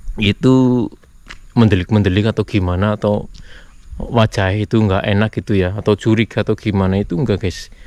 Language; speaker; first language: Indonesian; native; Indonesian